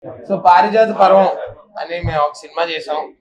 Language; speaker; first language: Telugu; native; Telugu